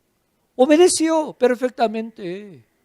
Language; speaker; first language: Spanish; non-native, fluent; Korean